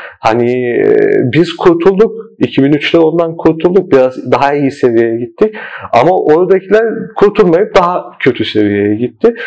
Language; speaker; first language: Turkish; early bilingual, heritage; Turkish